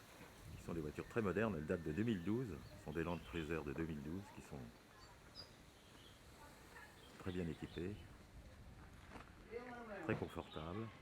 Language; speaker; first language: French; native; French